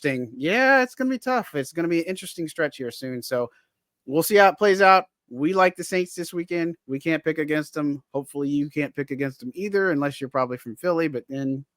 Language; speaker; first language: English; native; English